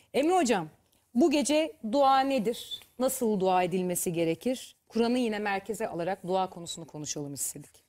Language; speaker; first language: Turkish; native; Turkish